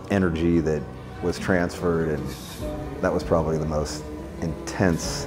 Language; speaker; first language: English; native; English